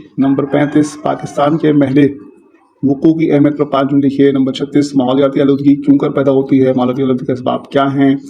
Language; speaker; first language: Urdu; native; Urdu